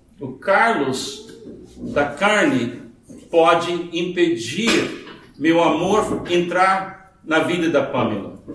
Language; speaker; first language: Portuguese; non-native, fluent; English